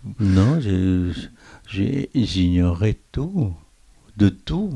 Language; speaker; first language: French; non-native, fluent; Korean